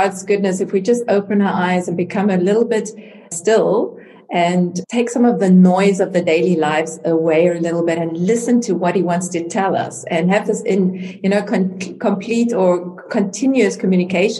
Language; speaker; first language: English; non-native, local second language; Afrikaans